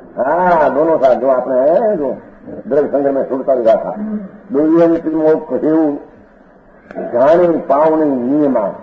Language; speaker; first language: Hindi; non-native, local second language; Gujarati